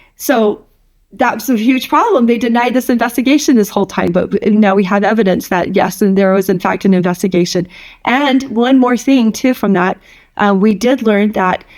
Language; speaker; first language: English; native; English